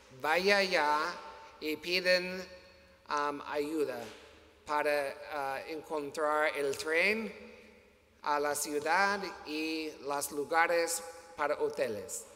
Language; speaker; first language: Spanish; non-native, learner; English